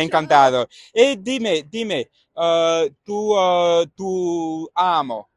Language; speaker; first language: Spanish; non-native, learner; English